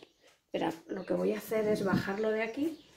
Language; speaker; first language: Spanish; native; Spanish